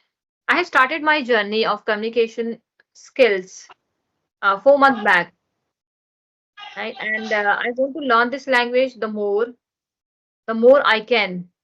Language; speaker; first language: English; non-native, learner; Hindi